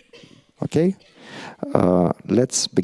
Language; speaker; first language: English; non-native, learner; Russian